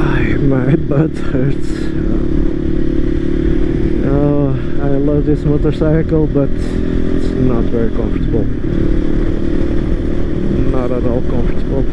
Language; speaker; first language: English; non-native, fluent; Portuguese